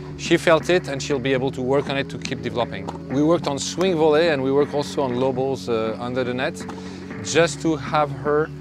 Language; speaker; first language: English; non-native, fluent; French